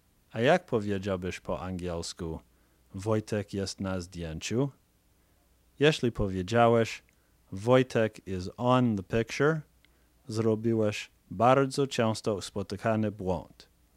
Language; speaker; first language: Polish; non-native, fluent; English